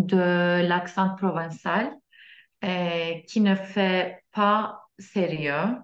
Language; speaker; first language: French; non-native, learner; Turkish